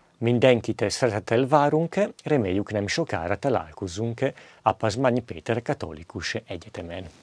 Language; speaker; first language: Hungarian; non-native, fluent; Italian